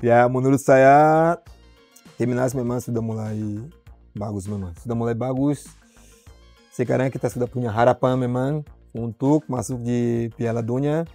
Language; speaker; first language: Indonesian; non-native, fluent; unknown